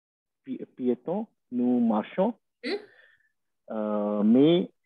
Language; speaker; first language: French; non-native, learner; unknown